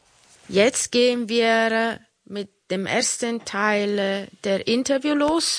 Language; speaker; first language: German; non-native, fluent; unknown